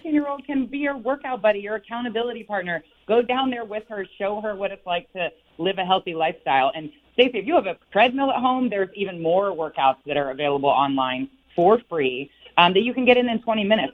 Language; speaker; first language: English; native; English